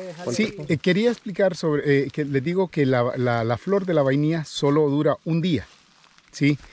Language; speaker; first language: Spanish; native; Spanish